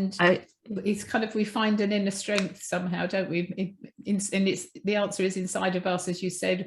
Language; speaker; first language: English; native; English